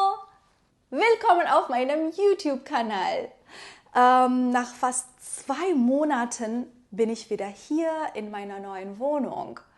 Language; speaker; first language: German; non-native, fluent; Persian